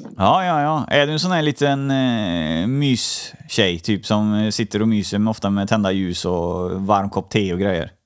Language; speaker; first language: Swedish; native; Swedish